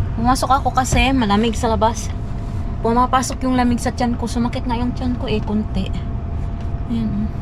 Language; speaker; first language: Filipino; non-native, local second language; Cebuano